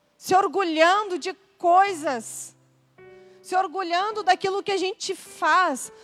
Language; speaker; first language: Portuguese; native; Portuguese